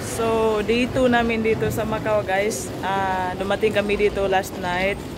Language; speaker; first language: Filipino; non-native, local second language; Cebuano